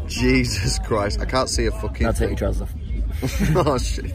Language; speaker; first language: English; native; English